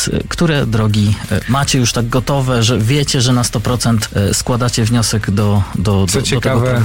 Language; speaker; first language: Polish; native; Polish